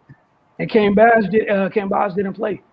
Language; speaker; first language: English; native; English